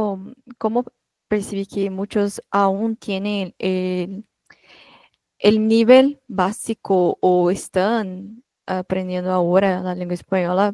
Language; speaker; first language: Spanish; non-native, fluent; Portuguese